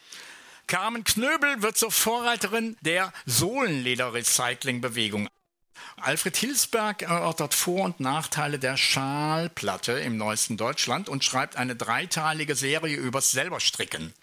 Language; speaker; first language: German; native; German